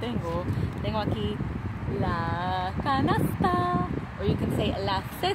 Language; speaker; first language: Spanish; non-native, fluent; English